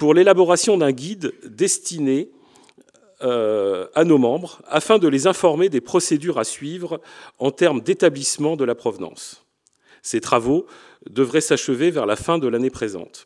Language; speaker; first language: French; native; French